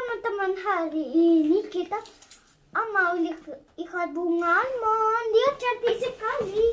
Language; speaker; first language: Indonesian; early bilingual, heritage; Spanish